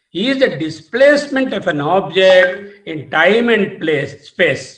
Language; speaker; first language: English; non-native, local second language; Telugu